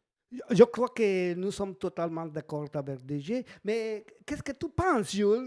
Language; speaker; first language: French; non-native, learner; Spanish